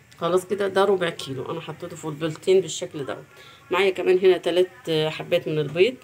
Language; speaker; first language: Arabic; native; Arabic